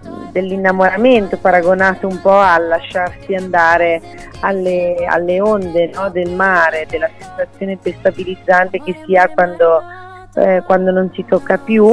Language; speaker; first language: Italian; native; Italian